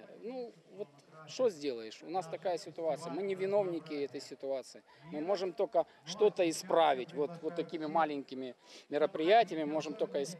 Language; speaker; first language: Russian; native; Russian